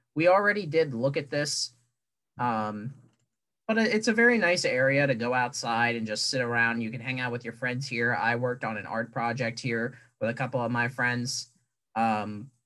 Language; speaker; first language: English; native; English